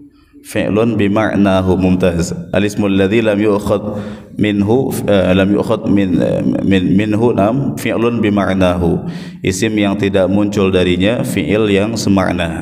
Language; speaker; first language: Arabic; non-native, fluent; Indonesian